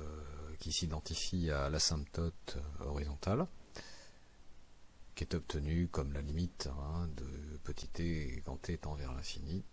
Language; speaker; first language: French; native; French